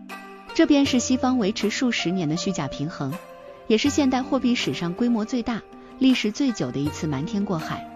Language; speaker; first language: Chinese; native; Chinese